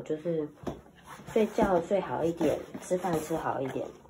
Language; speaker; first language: Chinese; native; Chinese